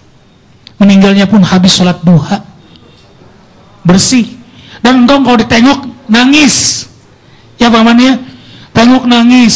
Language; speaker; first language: Indonesian; native; Indonesian